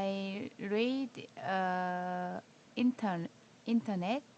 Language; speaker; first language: English; non-native, learner; Korean